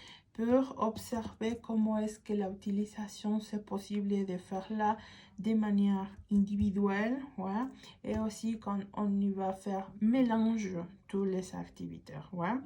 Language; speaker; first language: French; non-native, fluent; Spanish